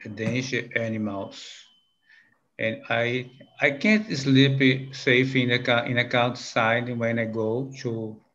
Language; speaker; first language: English; non-native, learner; Portuguese